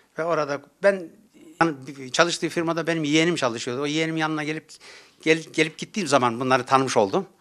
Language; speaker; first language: Turkish; native; Turkish